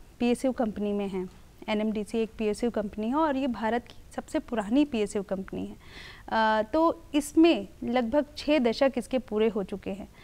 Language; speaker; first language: Hindi; native; Hindi